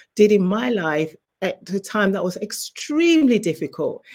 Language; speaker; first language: English; native; English